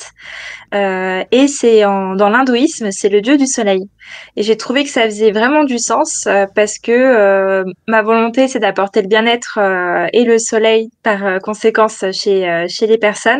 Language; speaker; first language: French; native; French